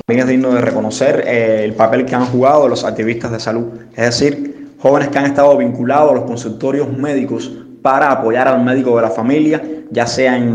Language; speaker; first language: Spanish; native; Spanish